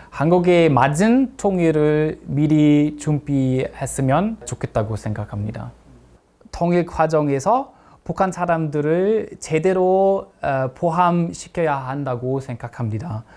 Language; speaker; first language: Korean; non-native, fluent; German